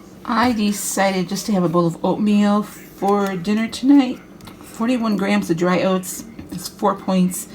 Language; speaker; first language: English; native; English